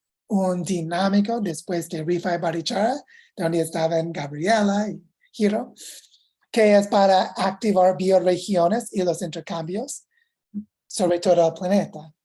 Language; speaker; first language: Spanish; non-native, fluent; English